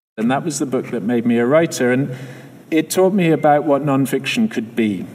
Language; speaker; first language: English; native; English